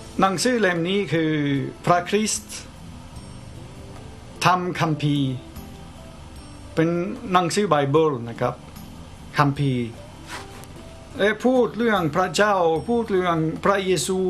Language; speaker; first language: Thai; non-native, fluent; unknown